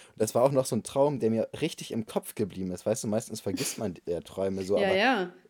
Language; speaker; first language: German; native; German